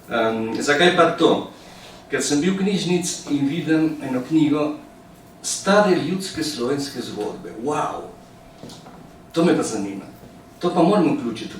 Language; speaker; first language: Slovenian; early bilingual, heritage; Slovenian